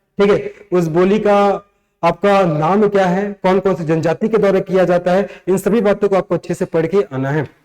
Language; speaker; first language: Hindi; native; Hindi